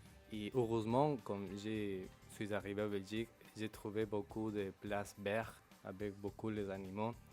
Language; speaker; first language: French; non-native, local second language; Spanish